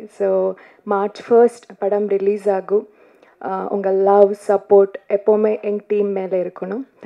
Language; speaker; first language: Tamil; non-native, learner; Kannada